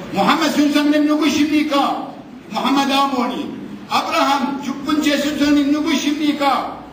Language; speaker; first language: Korean; non-native, learner; Arabic